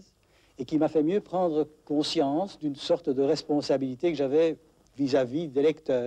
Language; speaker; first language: French; native; French